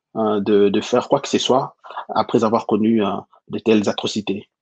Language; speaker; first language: French; non-native, local second language; Lingala